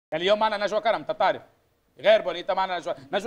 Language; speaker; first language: Arabic; native; Arabic